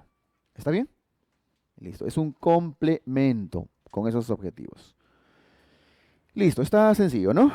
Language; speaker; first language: Spanish; native; Spanish